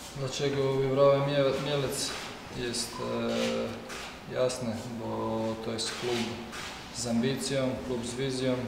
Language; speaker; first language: Polish; non-native, fluent; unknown